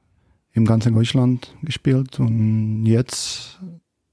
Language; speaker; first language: German; non-native, fluent; Czech